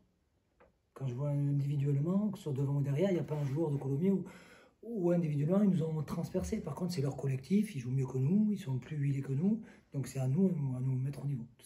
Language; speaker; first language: French; native; French